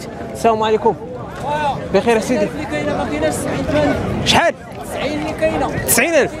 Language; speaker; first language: Arabic; native; Arabic